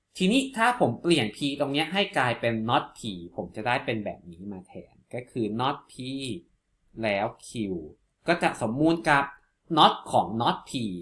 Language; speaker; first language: Thai; native; Thai